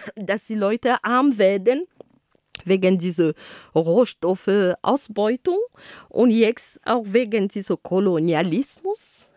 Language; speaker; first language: German; non-native, fluent; Ghomala